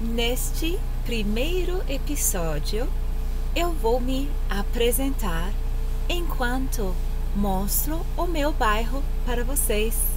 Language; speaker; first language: Portuguese; non-native, fluent; Croatian